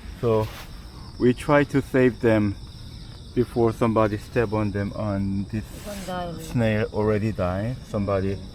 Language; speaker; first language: English; non-native, learner; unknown